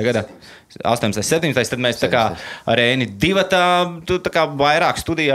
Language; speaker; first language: Latvian; native; Latvian